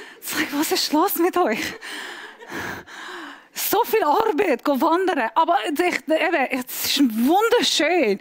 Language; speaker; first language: German; non-native, fluent; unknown